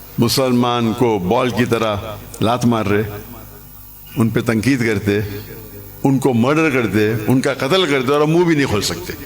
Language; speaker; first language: Urdu; non-native, local second language; English